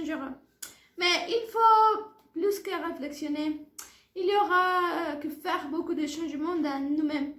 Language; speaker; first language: French; non-native, learner; Spanish